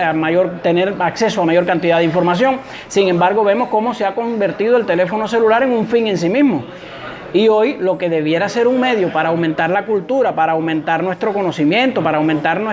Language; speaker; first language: Spanish; native; Spanish